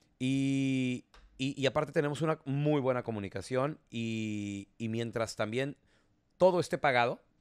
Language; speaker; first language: Spanish; native; Spanish